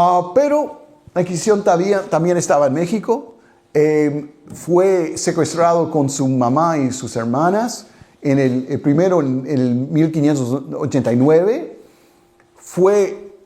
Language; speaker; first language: Spanish; non-native, fluent; English